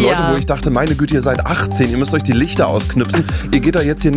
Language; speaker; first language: German; native; German